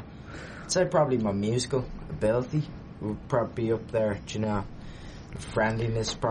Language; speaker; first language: English; native; English